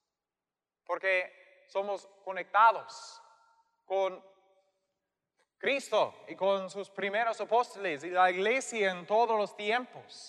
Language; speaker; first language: Spanish; non-native, fluent; English